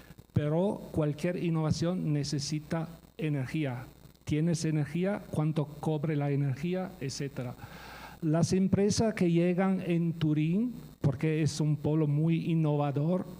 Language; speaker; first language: Spanish; non-native, fluent; Italian